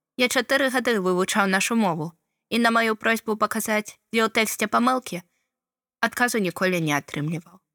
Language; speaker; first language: Belarusian; non-native, local second language; Russian